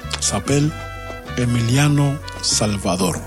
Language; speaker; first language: French; non-native, learner; Spanish